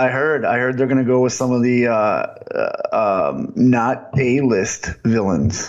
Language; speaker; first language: English; native; English